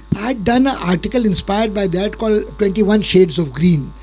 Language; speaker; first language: English; non-native, local second language; Hindi